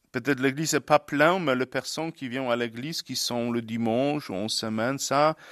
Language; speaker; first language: French; non-native, fluent; Polish